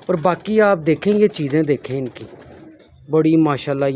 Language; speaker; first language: Urdu; non-native, local second language; Punjabi